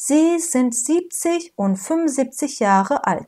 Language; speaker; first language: German; non-native, fluent; Turkish